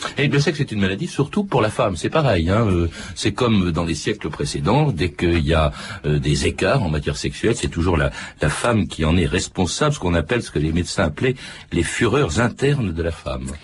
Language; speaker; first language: French; native; French